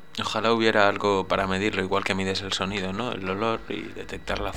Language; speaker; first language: Spanish; native; Spanish